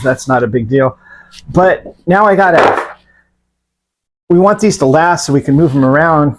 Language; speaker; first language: English; native; English